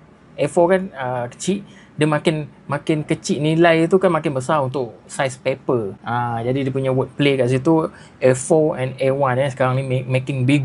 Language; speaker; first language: Malay; native; Malay